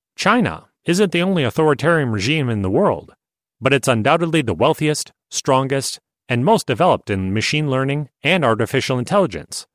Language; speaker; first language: English; non-native, fluent; Hungarian